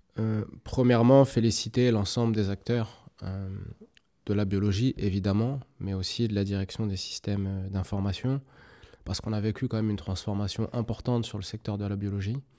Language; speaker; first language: French; native; French